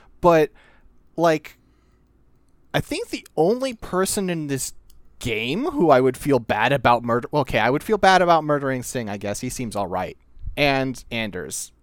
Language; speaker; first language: English; native; English